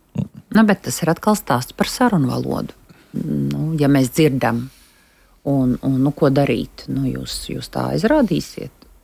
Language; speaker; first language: Latvian; native; Latvian